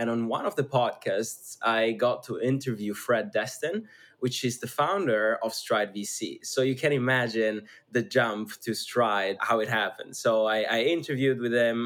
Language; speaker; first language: English; non-native, fluent; Italian